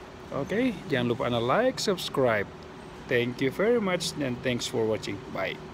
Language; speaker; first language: English; non-native, learner; Indonesian